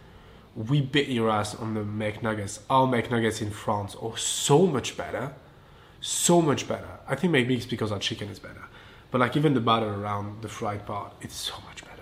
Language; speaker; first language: English; non-native, fluent; French